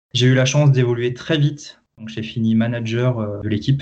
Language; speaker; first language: French; native; French